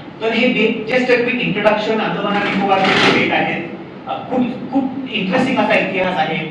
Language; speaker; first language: Marathi; non-native, local second language; Hindi